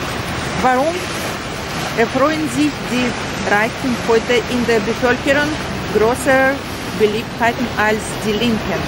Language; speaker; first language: German; non-native, learner; Russian